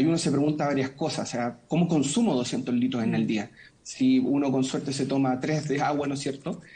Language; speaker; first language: Spanish; native; Spanish